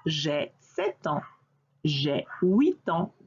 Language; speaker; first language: French; non-native, fluent; English